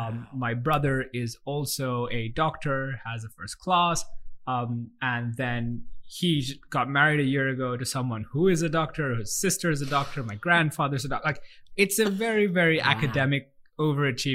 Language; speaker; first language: English; non-native, local second language; Sinhala